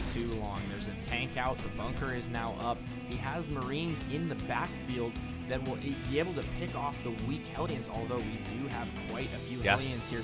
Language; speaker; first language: English; native; English